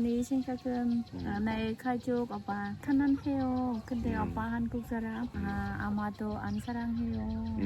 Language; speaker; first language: Korean; non-native, learner; Khmer